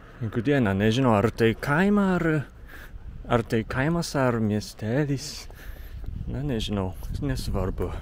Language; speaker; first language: Lithuanian; non-native, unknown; Japanese